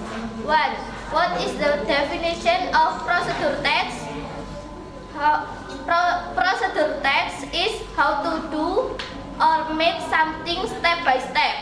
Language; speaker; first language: English; non-native, learner; Indonesian